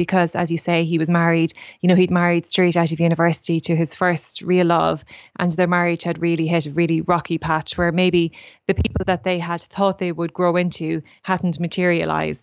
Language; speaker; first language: English; native; English